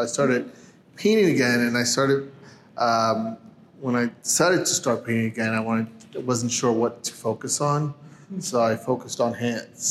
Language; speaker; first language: English; early bilingual, other home language; Spanish